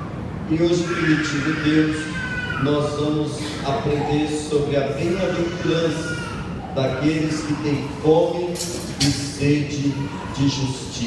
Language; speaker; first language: Portuguese; native; Portuguese